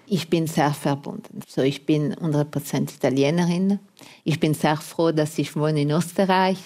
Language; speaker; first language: German; non-native, fluent; Italian